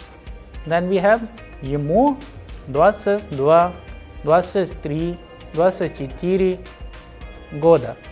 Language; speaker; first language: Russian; non-native, fluent; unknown